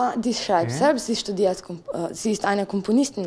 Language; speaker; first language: German; non-native, fluent; Slovenian